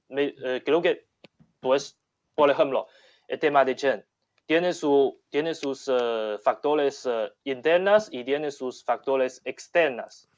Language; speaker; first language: Spanish; non-native, learner; Chinese